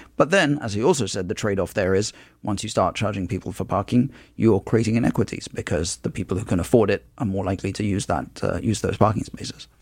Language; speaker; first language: English; native; English